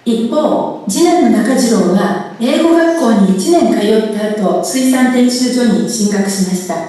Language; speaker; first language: Japanese; native; Japanese